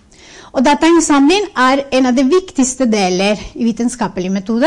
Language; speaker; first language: Norwegian; non-native, fluent; Spanish